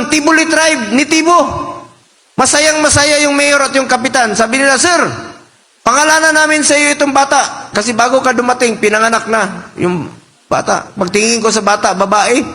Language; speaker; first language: Filipino; non-native, local second language; Cebuano